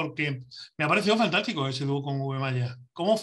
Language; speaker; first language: Spanish; native; Spanish